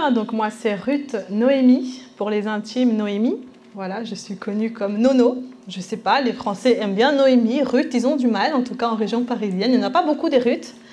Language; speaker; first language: French; early bilingual, other home language; Spanish